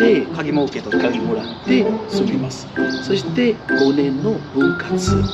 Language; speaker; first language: Japanese; non-native, learner; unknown